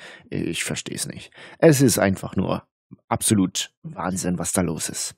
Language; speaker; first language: German; native; German